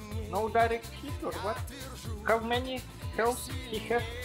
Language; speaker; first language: English; non-native, learner; Russian